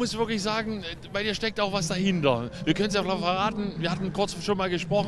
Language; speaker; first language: German; native; German